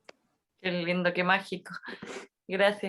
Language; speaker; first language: Spanish; native; Spanish